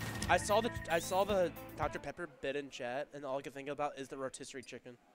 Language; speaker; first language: English; native; English